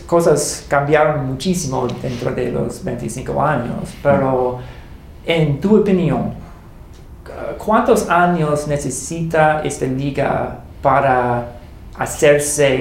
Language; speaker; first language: Spanish; non-native, fluent; English